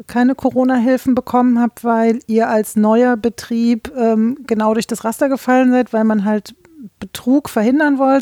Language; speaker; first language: German; native; German